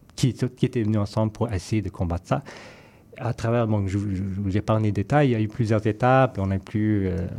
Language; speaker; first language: French; non-native, fluent; English